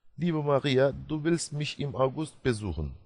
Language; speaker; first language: German; non-native, fluent; Turkish